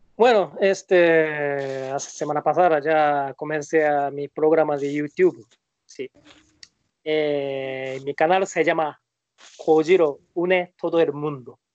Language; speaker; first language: Spanish; non-native, learner; Japanese